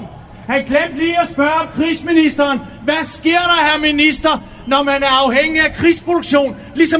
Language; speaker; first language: Danish; native; Danish